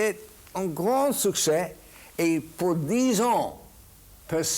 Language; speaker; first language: French; non-native, fluent; English